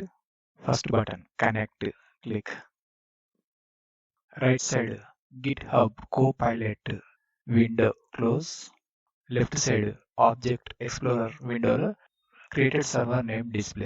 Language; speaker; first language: English; non-native, learner; Telugu